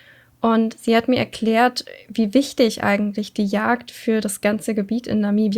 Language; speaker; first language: German; native; German